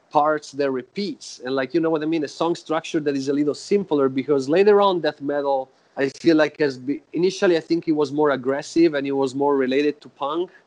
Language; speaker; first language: English; non-native, fluent; Italian